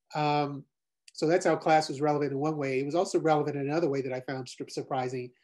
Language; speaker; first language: English; native; English